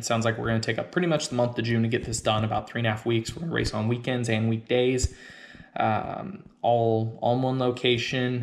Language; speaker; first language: English; native; English